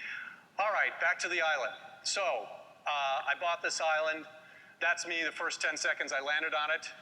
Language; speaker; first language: English; native; English